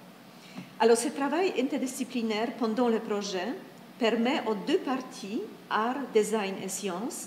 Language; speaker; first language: French; non-native, fluent; Polish